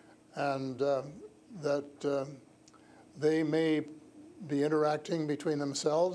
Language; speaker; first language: English; native; English